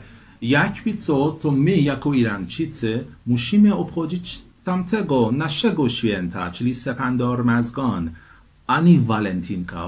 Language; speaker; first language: Polish; non-native, fluent; Persian